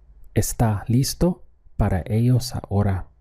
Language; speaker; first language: Spanish; non-native, fluent; English